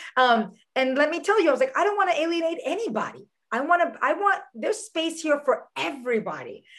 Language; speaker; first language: English; early bilingual, other home language; Spanish